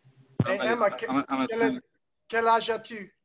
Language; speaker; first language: French; non-native, learner; English